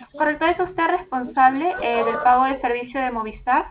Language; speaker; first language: Spanish; native; Spanish